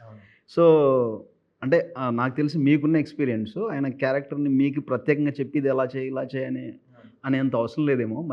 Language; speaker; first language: Telugu; native; Telugu